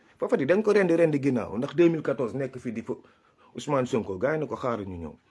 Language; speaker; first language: Wolof; non-native, local second language; Fula